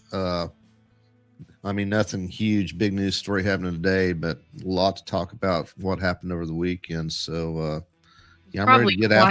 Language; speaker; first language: English; native; English